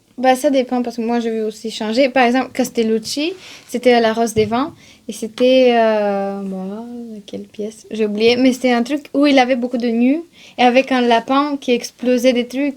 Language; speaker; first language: French; non-native, fluent; Bulgarian